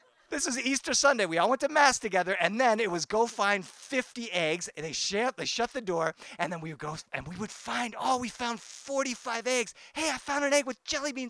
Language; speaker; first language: English; native; English